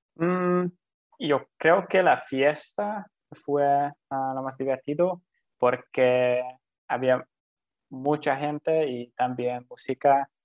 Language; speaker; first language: Spanish; non-native, learner; Hungarian